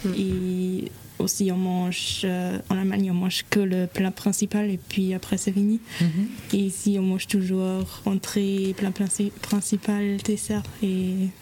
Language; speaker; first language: French; non-native, fluent; German